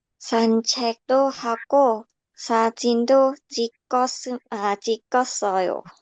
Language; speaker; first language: Korean; non-native, learner; Thai